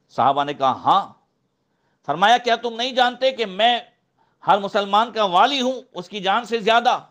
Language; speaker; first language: Hindi; native; Hindi